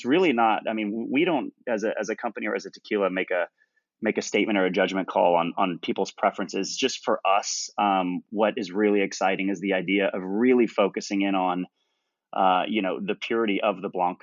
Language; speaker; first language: English; native; English